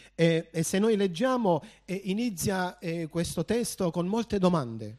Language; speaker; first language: Italian; early bilingual, heritage; Italian